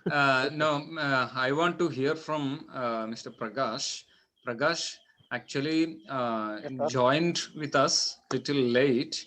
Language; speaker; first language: English; non-native, local second language; Malayalam